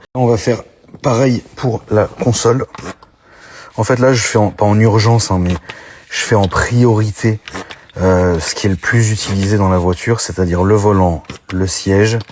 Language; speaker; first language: French; native; French